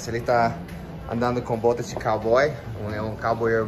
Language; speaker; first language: Portuguese; native; Portuguese